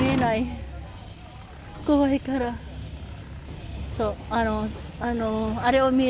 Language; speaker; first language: Japanese; non-native, learner; Filipino